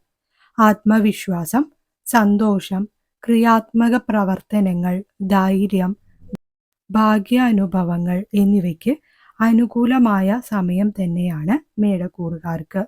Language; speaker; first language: Malayalam; native; Malayalam